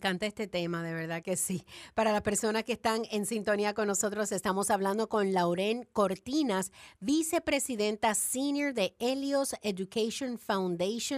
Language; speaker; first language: Spanish; native; Spanish